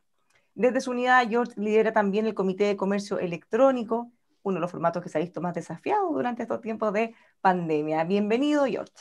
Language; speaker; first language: Spanish; native; Spanish